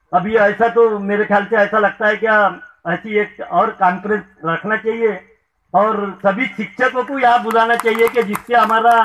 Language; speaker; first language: Hindi; native; Hindi